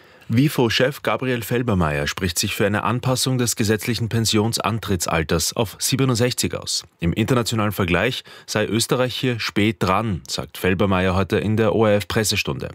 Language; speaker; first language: German; native; German